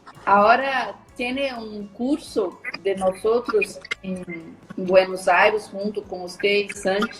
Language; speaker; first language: Spanish; non-native, learner; Portuguese